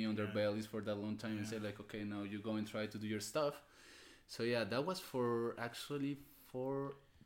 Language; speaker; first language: English; non-native, fluent; Spanish